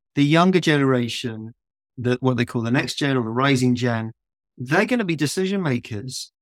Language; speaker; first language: English; native; English